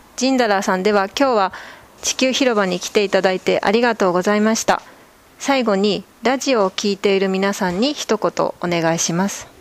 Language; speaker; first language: Japanese; native; Japanese